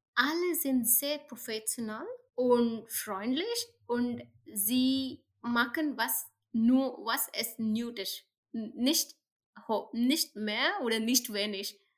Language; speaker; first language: German; non-native, fluent; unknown